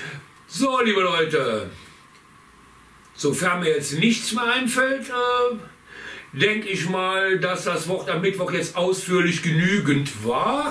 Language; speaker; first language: German; native; German